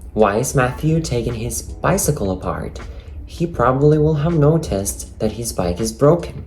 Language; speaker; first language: English; non-native, fluent; Ukrainian